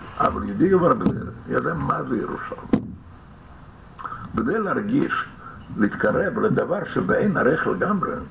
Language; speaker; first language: Hebrew; non-native, fluent; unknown